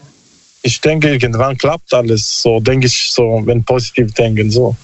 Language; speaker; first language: German; non-native, learner; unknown